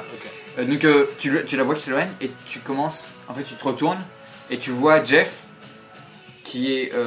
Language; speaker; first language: French; native; French